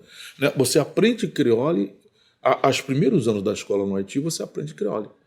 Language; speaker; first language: Portuguese; native; Portuguese